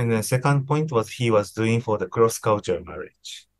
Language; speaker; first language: English; non-native, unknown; Japanese